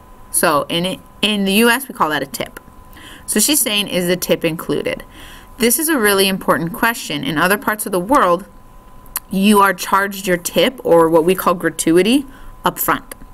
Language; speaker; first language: English; native; English